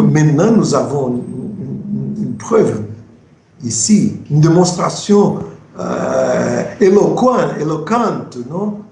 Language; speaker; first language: French; non-native, fluent; Portuguese